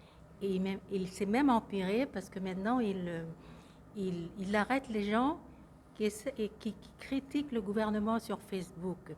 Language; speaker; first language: French; non-native, fluent; Lao